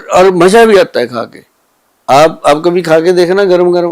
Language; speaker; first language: Hindi; native; Hindi